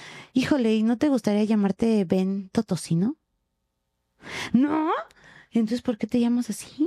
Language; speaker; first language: Spanish; native; Spanish